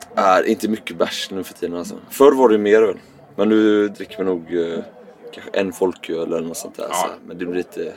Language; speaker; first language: Swedish; native; Swedish